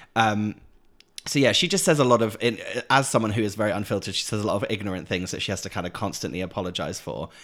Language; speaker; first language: English; native; English